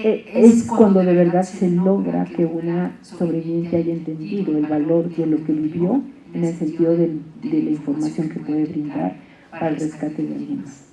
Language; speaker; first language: Spanish; native; Spanish